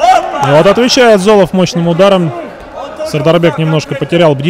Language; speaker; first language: Russian; native; Russian